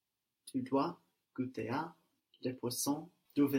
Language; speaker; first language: French; non-native, learner; English